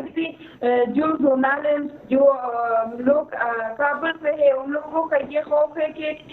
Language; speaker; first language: Hindi; non-native, fluent; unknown